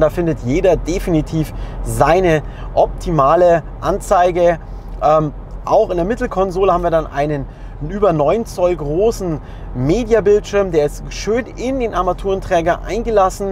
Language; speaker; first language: German; native; German